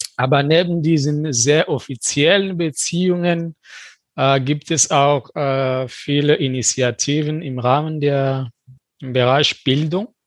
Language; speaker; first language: German; non-native, fluent; French